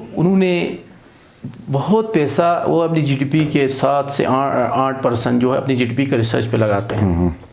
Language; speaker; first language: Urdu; non-native, local second language; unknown